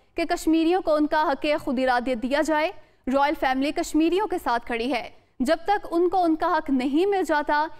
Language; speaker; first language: Urdu; native; Urdu